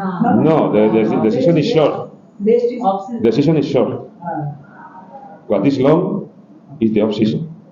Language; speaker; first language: English; non-native, learner; Spanish